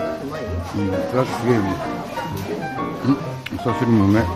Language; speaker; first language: Japanese; native; Japanese